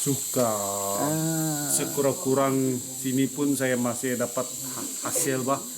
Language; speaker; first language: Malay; non-native, local second language; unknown